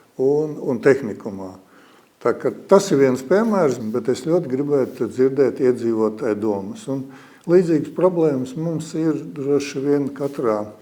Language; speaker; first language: Latvian; native; Latvian